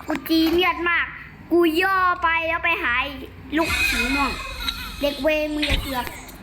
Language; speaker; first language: Thai; native; Thai